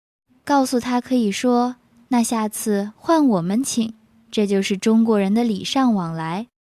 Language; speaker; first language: Chinese; native; Chinese